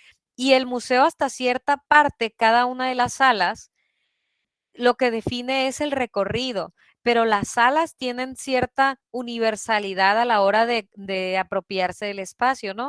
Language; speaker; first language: Spanish; native; Spanish